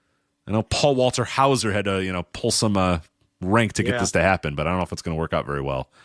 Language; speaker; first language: English; native; English